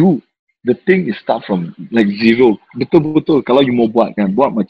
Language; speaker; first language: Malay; non-native, local second language; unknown